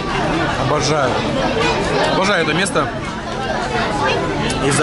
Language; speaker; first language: Russian; native; Russian